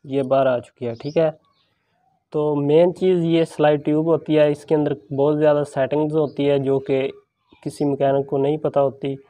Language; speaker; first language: Urdu; non-native, local second language; Punjabi